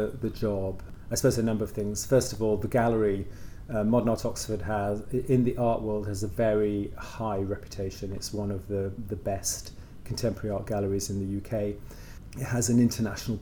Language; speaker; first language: English; native; English